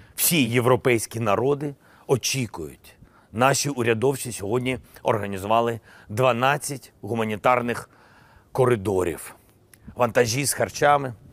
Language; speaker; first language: Ukrainian; non-native, local second language; Russian